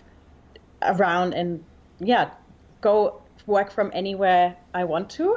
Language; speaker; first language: English; native; English